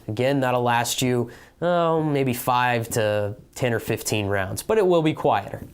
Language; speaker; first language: English; native; English